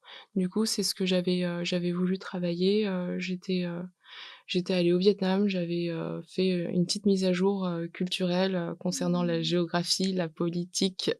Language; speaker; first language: French; early bilingual, other home language; Vietnamese